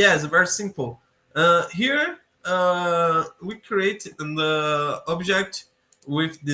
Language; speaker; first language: English; non-native, learner; Portuguese